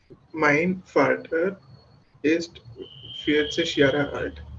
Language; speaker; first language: German; non-native, learner; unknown